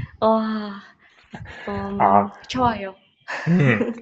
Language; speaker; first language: Korean; non-native, learner; Indonesian